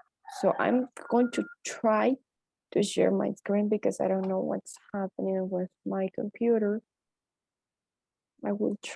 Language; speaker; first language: English; non-native, fluent; Spanish